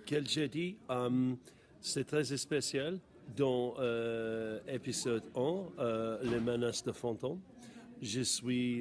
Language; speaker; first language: French; non-native, learner; English